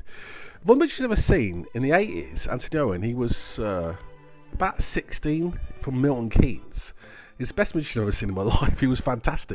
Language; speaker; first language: English; native; English